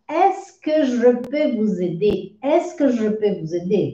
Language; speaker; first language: French; non-native, fluent; Portuguese